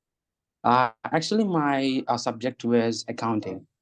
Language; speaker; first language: English; non-native, learner; Bangla